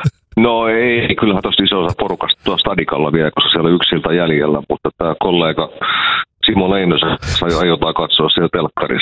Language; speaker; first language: Finnish; native; Finnish